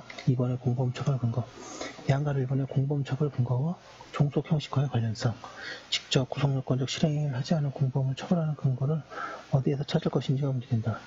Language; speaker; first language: Korean; native; Korean